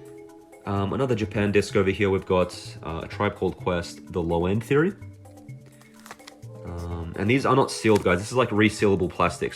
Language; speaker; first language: English; native; English